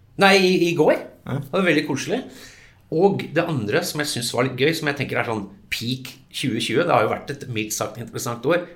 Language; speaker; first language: Norwegian; early bilingual, other home language; English